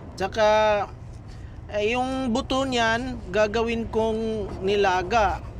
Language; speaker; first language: Filipino; non-native, local second language; Cebuano